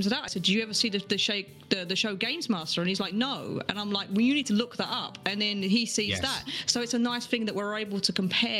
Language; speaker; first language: English; native; English